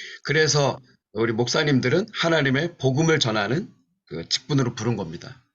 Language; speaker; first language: Korean; native; Korean